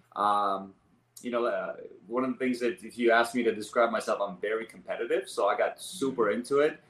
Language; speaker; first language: English; early bilingual, other home language; Armenian